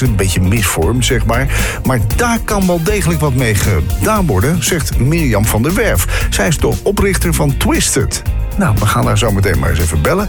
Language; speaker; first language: Dutch; native; Dutch